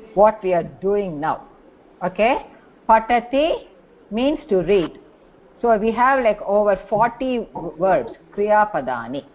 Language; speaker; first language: English; non-native, fluent; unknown